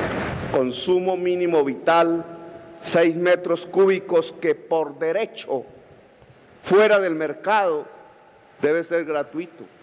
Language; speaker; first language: Spanish; native; Spanish